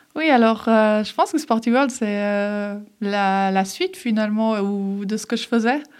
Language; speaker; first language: French; early bilingual, other home language; German